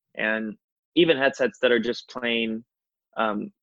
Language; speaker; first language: English; non-native, fluent; Portuguese